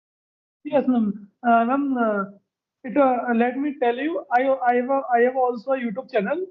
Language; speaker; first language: English; non-native, learner; Hindi